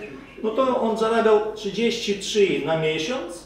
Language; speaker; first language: Polish; non-native, fluent; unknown